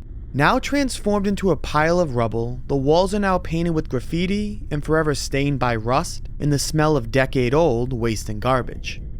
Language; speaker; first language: English; native; English